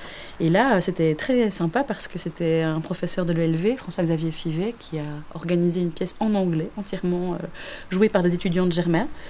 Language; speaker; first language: French; native; French